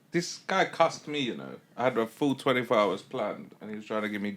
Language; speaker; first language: English; native; English